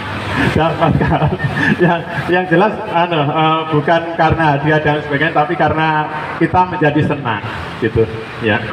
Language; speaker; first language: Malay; non-native, local second language; Javanese